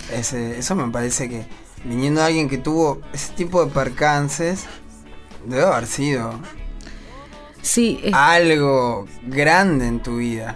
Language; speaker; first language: Spanish; native; Spanish